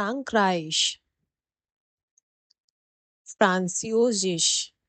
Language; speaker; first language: German; non-native, fluent; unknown